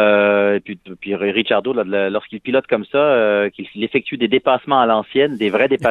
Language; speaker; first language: French; native; French